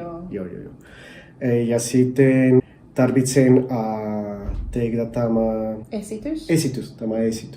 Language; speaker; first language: Finnish; non-native, learner; Spanish